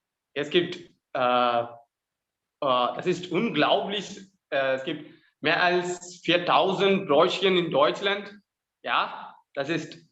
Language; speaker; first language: German; non-native, learner; Tamil